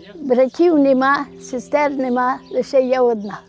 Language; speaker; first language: Ukrainian; native; Ukrainian